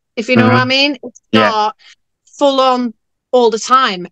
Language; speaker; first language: English; non-native, fluent; Norwegian